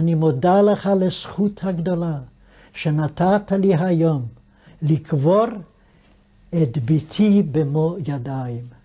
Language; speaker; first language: Hebrew; non-native, fluent; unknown